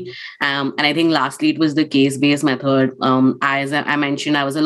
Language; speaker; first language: English; non-native, local second language; Hindi